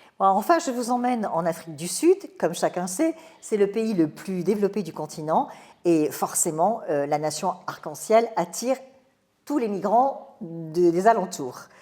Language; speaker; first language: French; native; French